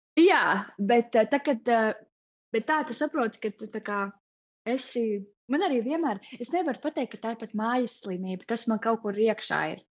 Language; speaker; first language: Latvian; native; Latvian